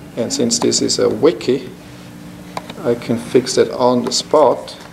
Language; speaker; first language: English; non-native, fluent; German